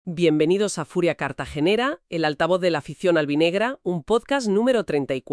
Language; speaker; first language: Spanish; native; Spanish